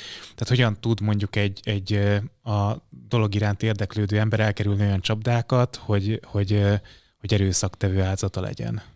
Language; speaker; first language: Hungarian; native; Hungarian